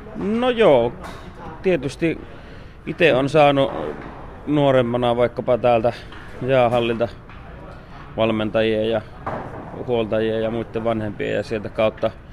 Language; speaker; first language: Finnish; native; Finnish